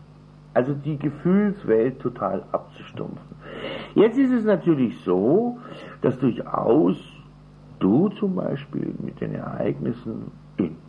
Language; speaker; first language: German; native; German